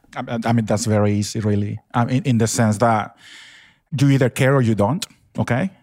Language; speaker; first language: English; non-native, fluent; Spanish